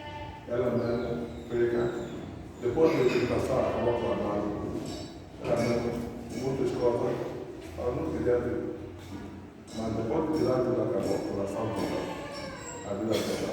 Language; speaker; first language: Portuguese; non-native, learner; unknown